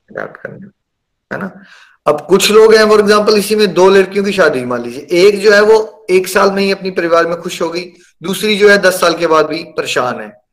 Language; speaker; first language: Hindi; native; Hindi